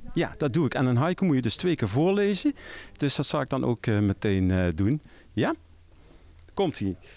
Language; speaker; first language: Dutch; native; Dutch